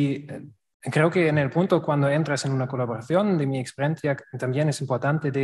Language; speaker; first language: Spanish; non-native, learner; German